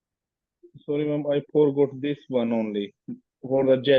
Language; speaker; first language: English; non-native, learner; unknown